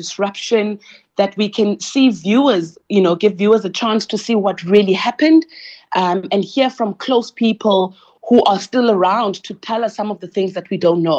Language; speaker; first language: English; non-native, local second language; Xhosa